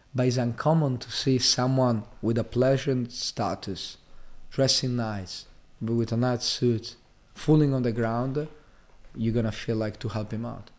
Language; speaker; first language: English; non-native, fluent; Italian